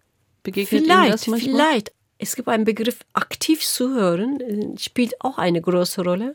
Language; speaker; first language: German; non-native, local second language; Turkish